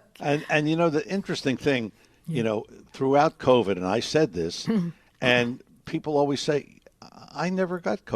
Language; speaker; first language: English; native; English